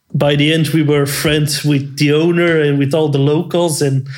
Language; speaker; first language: English; non-native, fluent; Dutch